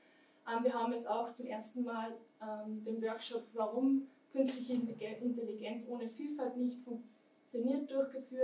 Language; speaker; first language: German; native; German